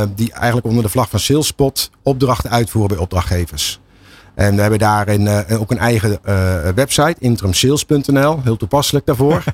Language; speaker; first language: Dutch; native; Dutch